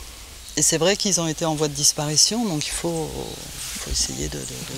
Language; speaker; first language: French; native; French